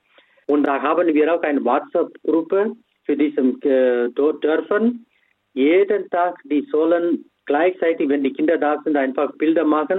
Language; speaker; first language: German; non-native, fluent; Tamil